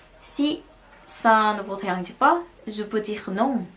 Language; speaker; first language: French; non-native, learner; Korean